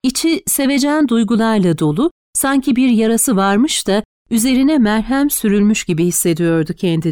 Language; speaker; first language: Turkish; native; Turkish